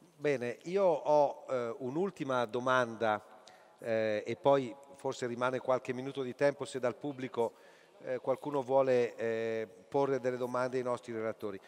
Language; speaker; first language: Italian; native; Italian